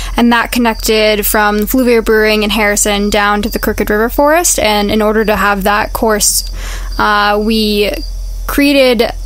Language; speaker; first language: English; native; English